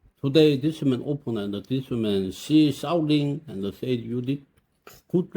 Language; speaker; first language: English; non-native, learner; Korean